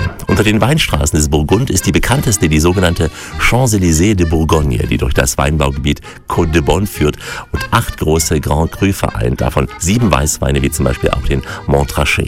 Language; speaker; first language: German; native; German